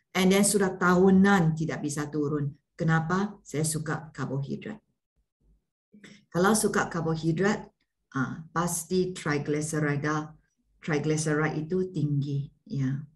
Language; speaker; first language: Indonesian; non-native, learner; Malay